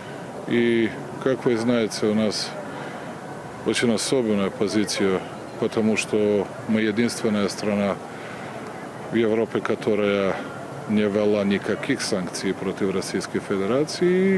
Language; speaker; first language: Russian; non-native, learner; Serbian